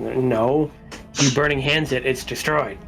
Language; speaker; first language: English; native; English